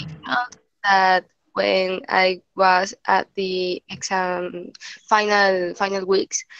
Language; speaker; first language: English; non-native, learner; Spanish